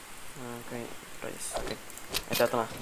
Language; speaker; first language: Spanish; native; Spanish